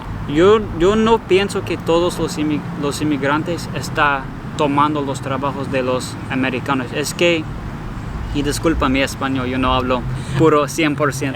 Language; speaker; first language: Spanish; non-native, learner; English